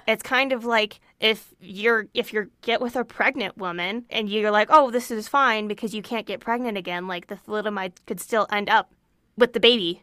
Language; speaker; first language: English; native; English